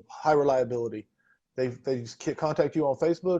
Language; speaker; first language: English; native; English